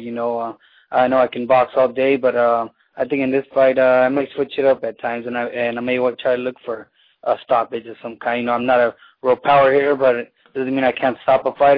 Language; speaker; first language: English; early bilingual, other home language; Spanish